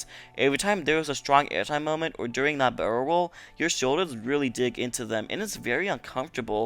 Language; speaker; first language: English; native; English